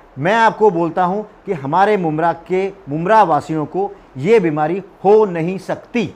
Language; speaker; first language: Hindi; non-native, local second language; Marathi